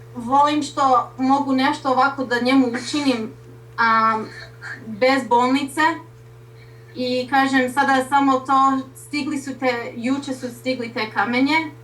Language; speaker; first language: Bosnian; early bilingual, heritage; Serbian